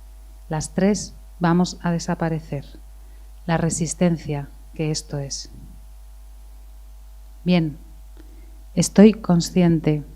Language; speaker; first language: Spanish; native; Spanish